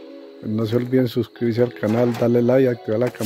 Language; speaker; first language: Spanish; native; Spanish